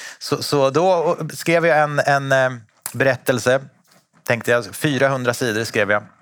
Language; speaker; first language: Swedish; native; Swedish